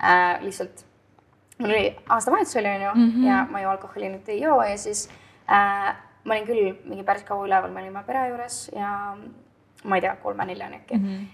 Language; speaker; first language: Estonian; native; Estonian